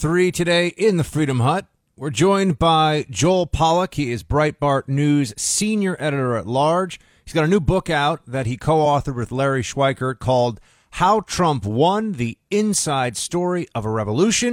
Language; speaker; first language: English; native; English